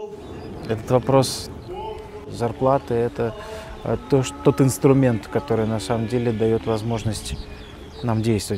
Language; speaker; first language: Russian; native; Russian